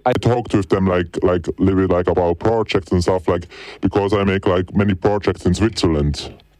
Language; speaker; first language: English; non-native, fluent; German